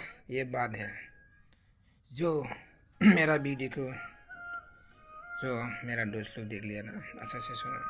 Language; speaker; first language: Hindi; non-native, local second language; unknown